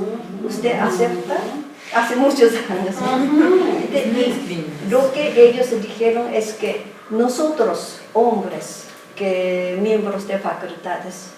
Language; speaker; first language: Spanish; non-native, fluent; Japanese